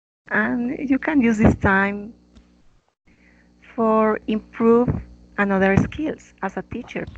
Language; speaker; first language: English; non-native, learner; Spanish